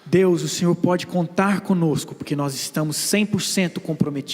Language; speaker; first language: Portuguese; native; Portuguese